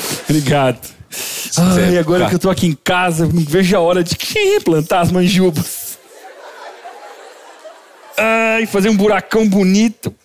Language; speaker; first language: Portuguese; native; Portuguese